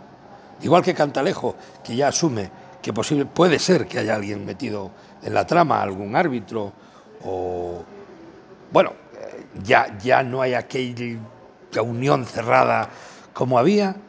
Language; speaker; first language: Spanish; native; Spanish